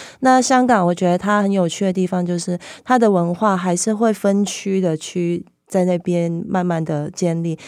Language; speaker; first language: Chinese; non-native, local second language; Cantonese